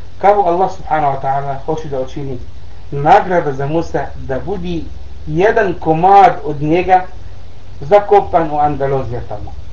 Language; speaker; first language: Bosnian; non-native, learner; Arabic